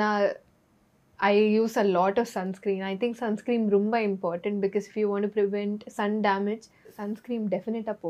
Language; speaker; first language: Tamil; non-native, learner; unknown